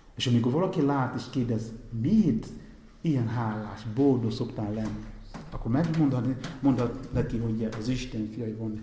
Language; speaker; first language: Hungarian; non-native, fluent; Igbo